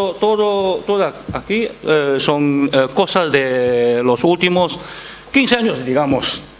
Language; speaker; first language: Spanish; non-native, fluent; Chinese